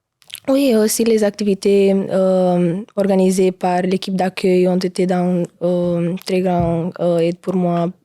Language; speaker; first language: French; non-native, learner; Romanian